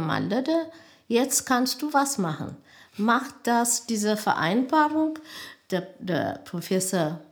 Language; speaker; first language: German; non-native, learner; Amharic